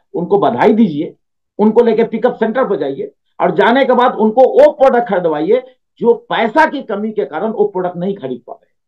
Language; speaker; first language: Hindi; native; Hindi